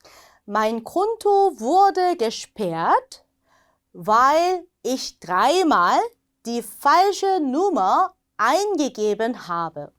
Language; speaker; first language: German; non-native, fluent; Korean